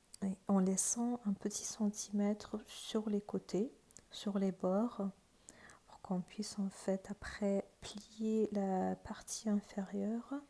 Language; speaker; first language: French; non-native, fluent; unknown